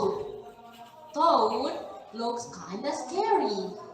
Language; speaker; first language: English; non-native, fluent; Indonesian